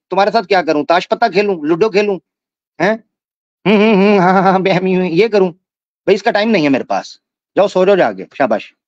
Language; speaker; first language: Hindi; native; Hindi